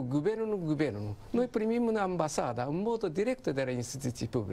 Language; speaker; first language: Romanian; non-native, learner; Japanese